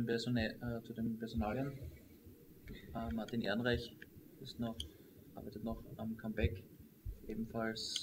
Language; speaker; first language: German; native; German